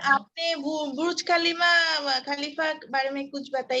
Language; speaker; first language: Hindi; non-native, local second language; Bangla